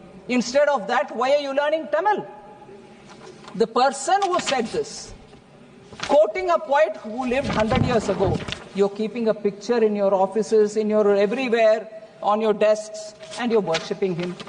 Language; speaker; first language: English; non-native, local second language; Tamil